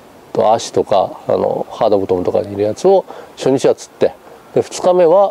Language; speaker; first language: Japanese; native; Japanese